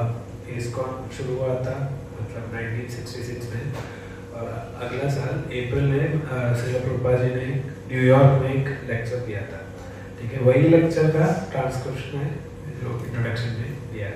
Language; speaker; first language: Hindi; non-native, fluent; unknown